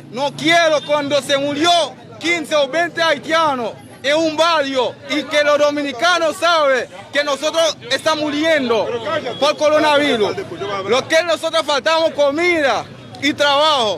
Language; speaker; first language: Spanish; non-native, learner; Haitian Creole